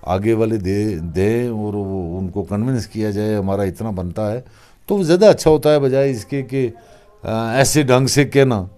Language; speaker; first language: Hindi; non-native, local second language; Kashmiri